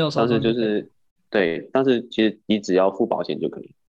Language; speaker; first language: Chinese; non-native, local second language; Cantonese